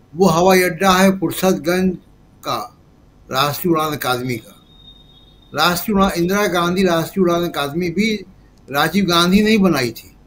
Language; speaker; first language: Hindi; native; Hindi